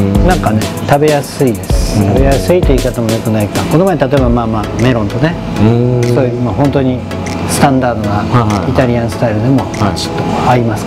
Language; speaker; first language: Japanese; native; Japanese